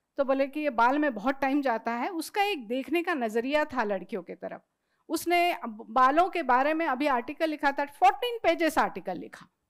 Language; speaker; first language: Hindi; non-native, local second language; Marathi